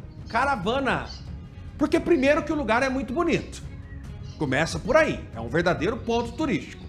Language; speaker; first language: Portuguese; native; Portuguese